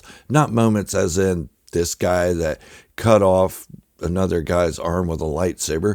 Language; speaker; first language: English; native; English